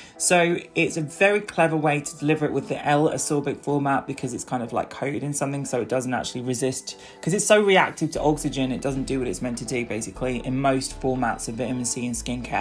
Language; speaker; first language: English; native; English